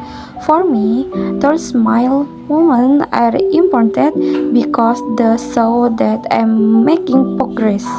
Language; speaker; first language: English; non-native, learner; Indonesian